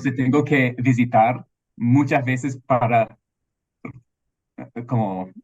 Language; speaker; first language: Spanish; non-native, fluent; English